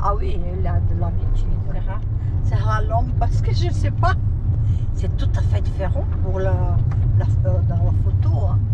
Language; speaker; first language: French; non-native, fluent; Portuguese